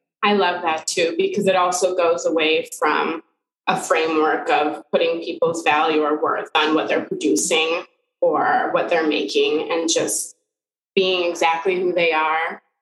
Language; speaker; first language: English; early bilingual, other home language; Spanish